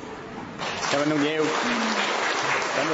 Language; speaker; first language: Vietnamese; non-native, learner; French